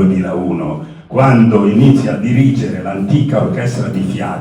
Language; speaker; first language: Italian; native; Italian